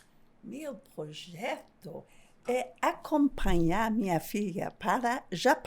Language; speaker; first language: Portuguese; non-native, fluent; German